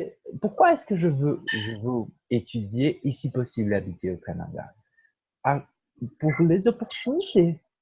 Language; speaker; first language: French; non-native, fluent; Portuguese